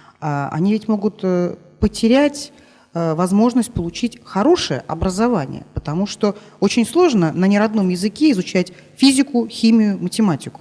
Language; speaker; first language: Russian; native; Russian